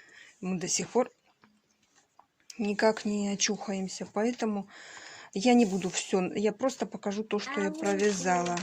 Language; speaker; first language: Russian; native; Russian